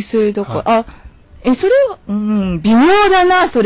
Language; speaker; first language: Japanese; native; Japanese